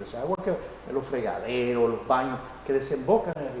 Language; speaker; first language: Spanish; native; Spanish